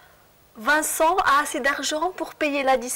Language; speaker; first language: French; non-native, fluent; Chinese